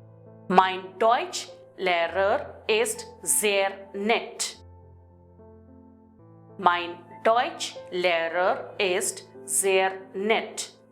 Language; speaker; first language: German; non-native, fluent; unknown